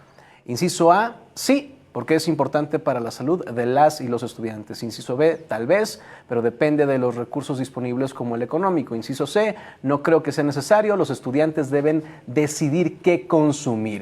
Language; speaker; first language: Spanish; native; Spanish